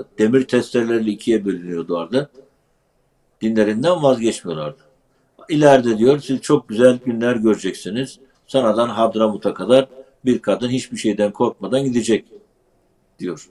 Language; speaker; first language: Turkish; native; Turkish